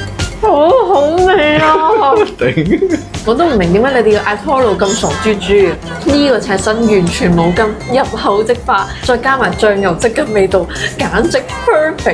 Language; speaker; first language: Cantonese; native; Cantonese